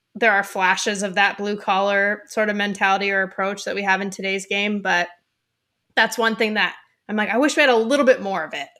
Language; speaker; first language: English; native; English